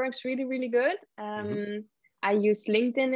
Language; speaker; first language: English; non-native, fluent; German